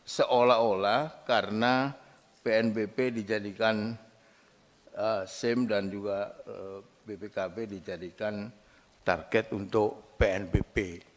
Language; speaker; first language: Indonesian; native; Indonesian